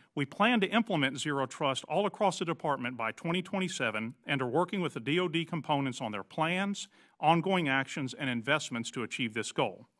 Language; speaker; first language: English; native; English